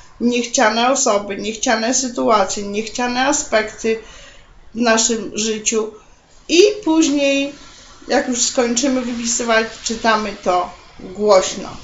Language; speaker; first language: Polish; native; Polish